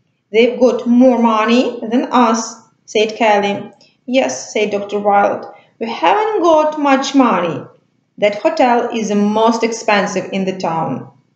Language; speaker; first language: English; non-native, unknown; Ukrainian